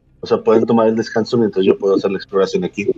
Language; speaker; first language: Spanish; native; Spanish